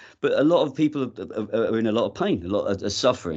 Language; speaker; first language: English; native; English